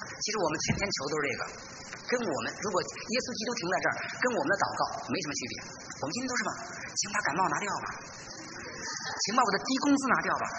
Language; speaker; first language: Chinese; native; Chinese